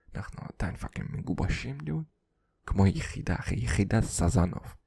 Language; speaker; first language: Hebrew; non-native, fluent; Russian